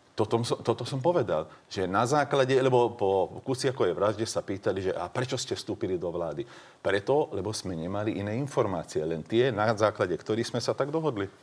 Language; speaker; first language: Slovak; non-native, local second language; Hungarian